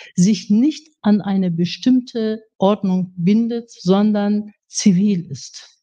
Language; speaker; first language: German; native; German